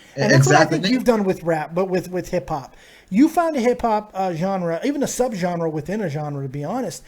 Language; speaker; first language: English; native; English